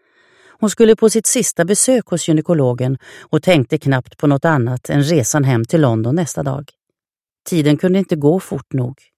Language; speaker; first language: Swedish; native; Swedish